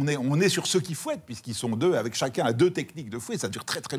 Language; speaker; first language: French; native; French